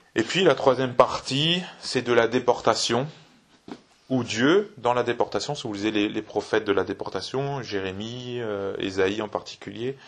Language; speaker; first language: French; native; French